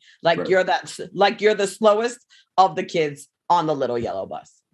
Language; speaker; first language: English; native; English